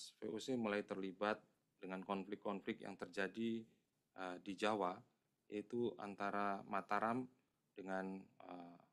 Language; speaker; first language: Indonesian; native; Indonesian